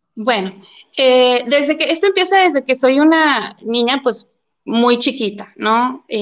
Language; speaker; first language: Spanish; early bilingual, heritage; Spanish